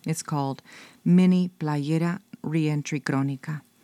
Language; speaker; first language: English; early bilingual, other home language; Spanish